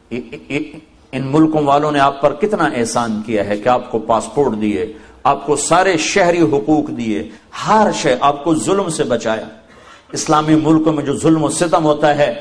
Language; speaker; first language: Urdu; non-native, local second language; Punjabi